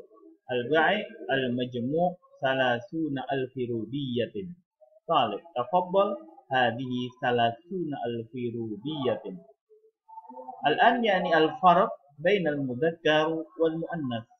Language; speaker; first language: Arabic; non-native, fluent; Indonesian